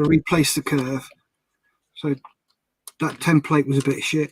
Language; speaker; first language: English; native; English